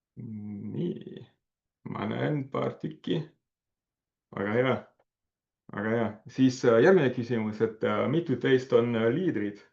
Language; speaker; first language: Estonian; non-native, fluent; French